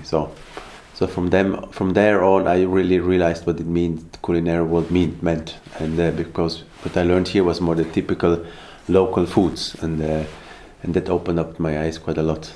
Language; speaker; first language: English; non-native, fluent; Swiss German